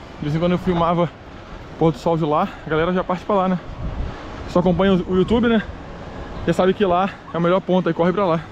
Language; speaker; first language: Portuguese; native; Portuguese